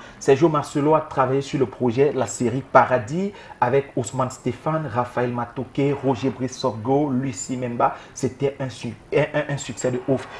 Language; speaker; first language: French; native; French